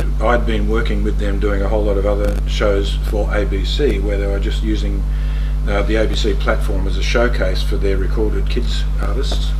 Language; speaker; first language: English; native; English